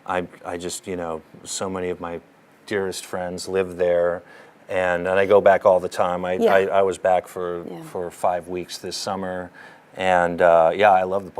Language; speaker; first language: English; early bilingual, other home language; German